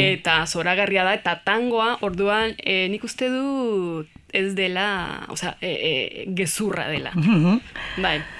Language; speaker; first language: Basque; non-native, learner; Spanish